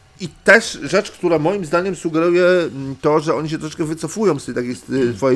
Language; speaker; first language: Polish; native; Polish